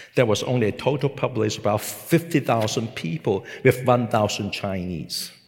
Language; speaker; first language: English; non-native, local second language; Cantonese